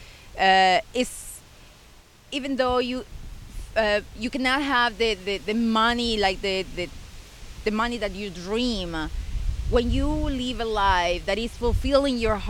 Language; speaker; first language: English; non-native, fluent; Spanish